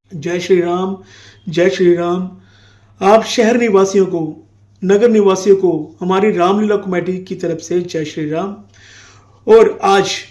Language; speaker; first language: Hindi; non-native, local second language; Punjabi